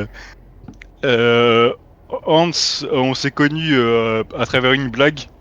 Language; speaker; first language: French; native; French